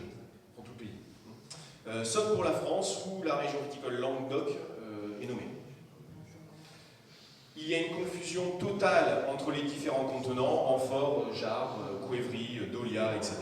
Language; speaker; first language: French; native; French